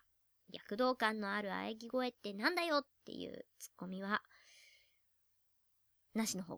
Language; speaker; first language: Japanese; native; Japanese